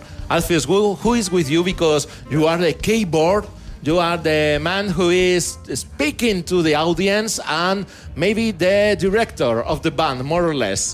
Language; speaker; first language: English; non-native, fluent; Spanish